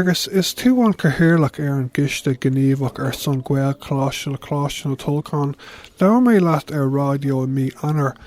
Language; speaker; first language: Irish; non-native, local second language; English